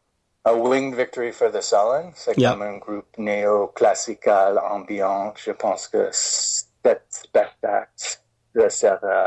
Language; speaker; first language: French; non-native, fluent; English